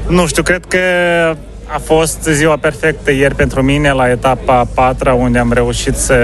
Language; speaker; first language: Romanian; native; Romanian